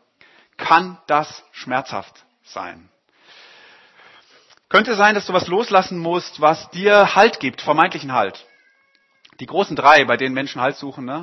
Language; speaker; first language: German; native; German